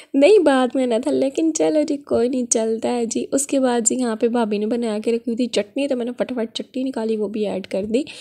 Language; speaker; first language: Urdu; non-native, local second language; Punjabi